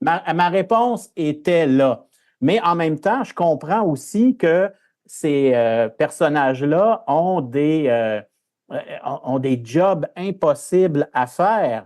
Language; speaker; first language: French; native; French